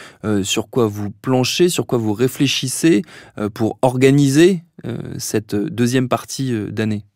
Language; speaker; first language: French; native; French